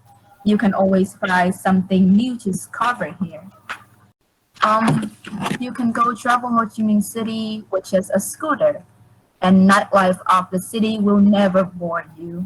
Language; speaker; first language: English; non-native, fluent; Vietnamese